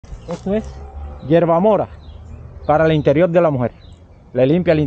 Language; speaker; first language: Spanish; native; Spanish